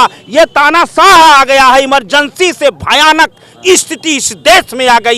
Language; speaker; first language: Hindi; native; Hindi